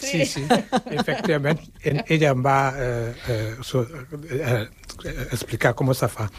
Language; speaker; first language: Catalan; non-native, fluent; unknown